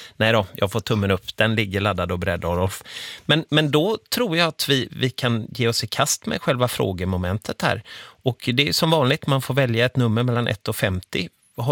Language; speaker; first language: Swedish; native; Swedish